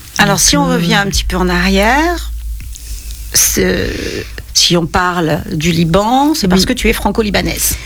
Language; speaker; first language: French; native; French